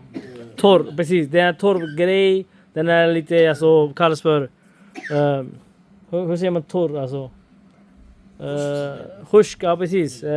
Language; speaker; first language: Swedish; non-native, fluent; Urdu